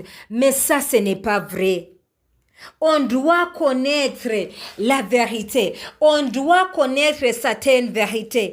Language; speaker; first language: French; non-native, learner; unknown